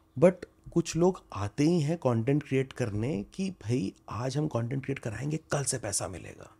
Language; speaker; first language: Hindi; non-native, local second language; Bangla